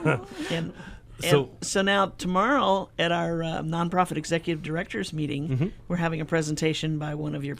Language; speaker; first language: English; native; English